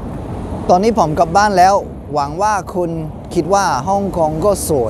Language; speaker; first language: Thai; non-native, fluent; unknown